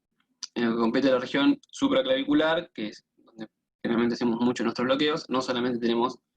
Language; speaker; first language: Spanish; native; Spanish